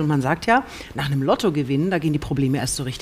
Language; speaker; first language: German; native; German